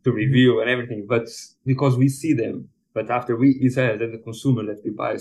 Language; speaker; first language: English; non-native, fluent; Portuguese